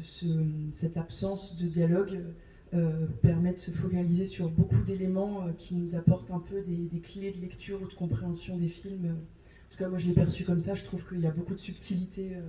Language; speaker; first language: French; native; French